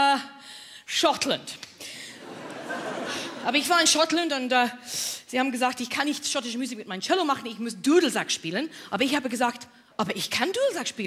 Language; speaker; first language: German; non-native, learner; English